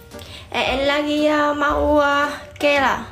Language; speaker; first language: Indonesian; non-native, learner; Vietnamese